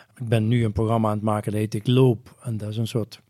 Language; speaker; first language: Dutch; native; Dutch